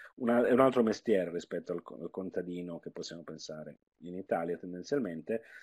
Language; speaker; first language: Italian; native; Italian